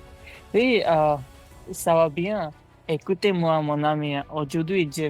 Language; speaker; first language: French; non-native, learner; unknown